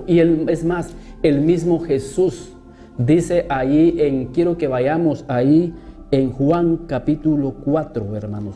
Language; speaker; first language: Spanish; native; Spanish